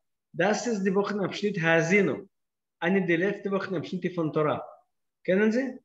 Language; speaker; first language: German; non-native, fluent; Russian